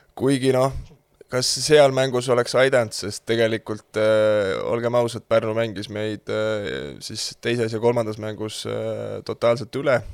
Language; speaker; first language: Estonian; native; Estonian